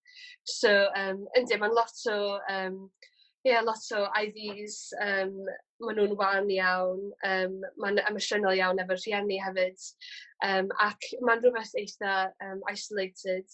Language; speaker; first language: Welsh; native; Welsh